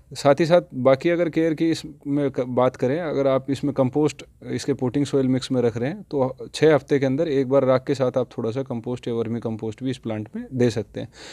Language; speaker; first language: Hindi; native; Hindi